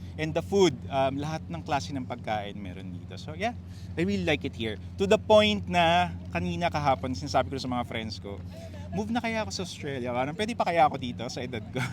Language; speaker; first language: Filipino; native; Filipino